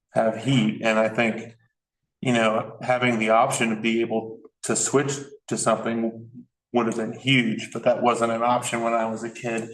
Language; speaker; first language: English; native; English